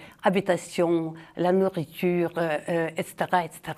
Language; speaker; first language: French; non-native, fluent; Ukrainian